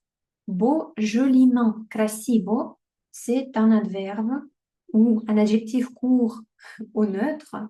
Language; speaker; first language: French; non-native, fluent; Russian